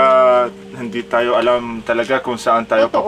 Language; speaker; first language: Filipino; non-native, learner; Arabic